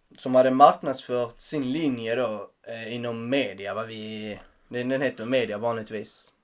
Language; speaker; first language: Swedish; native; Swedish